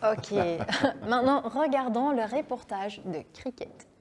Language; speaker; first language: French; non-native, local second language; Dutch